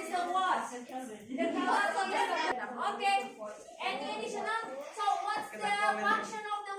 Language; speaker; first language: English; non-native, learner; Indonesian